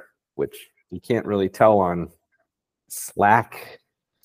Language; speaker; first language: English; native; English